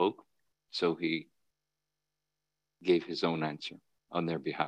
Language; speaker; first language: English; native; English